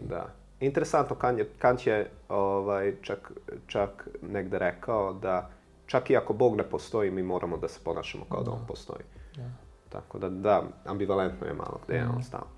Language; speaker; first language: Serbian; non-native, local second language; Hungarian